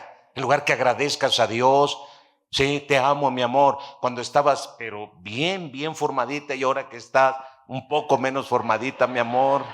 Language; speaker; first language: Spanish; native; Spanish